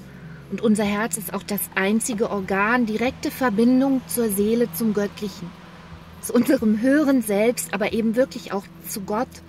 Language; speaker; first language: German; native; German